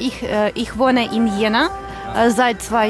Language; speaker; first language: German; non-native, learner; Ukrainian